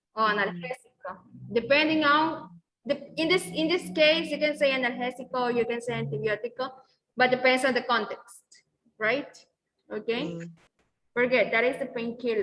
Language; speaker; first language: English; non-native, fluent; Spanish